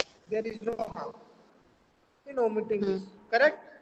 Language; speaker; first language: English; non-native, local second language; Hindi